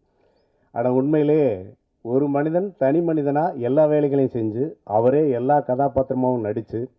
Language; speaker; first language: Tamil; native; Tamil